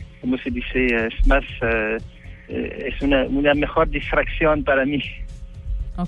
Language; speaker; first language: Spanish; non-native, learner; French